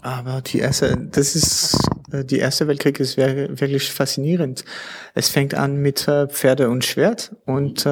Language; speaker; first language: German; non-native, learner; French